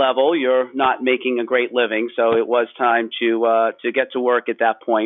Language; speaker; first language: English; native; English